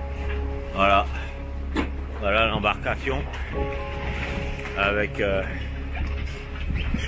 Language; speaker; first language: French; native; French